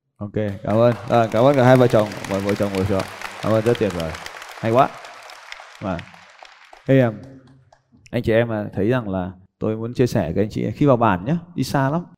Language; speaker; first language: Vietnamese; native; Vietnamese